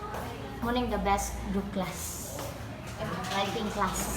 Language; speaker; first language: English; non-native, local second language; Cebuano